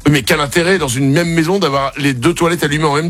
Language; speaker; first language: French; native; French